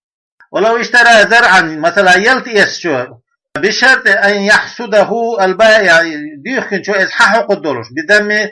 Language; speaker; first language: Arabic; non-native, fluent; Chechen